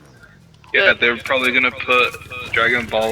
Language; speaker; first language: English; native; English